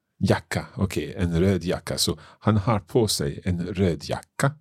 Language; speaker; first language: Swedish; non-native, learner; English